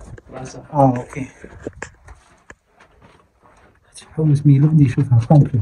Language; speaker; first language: French; non-native, local second language; Arabic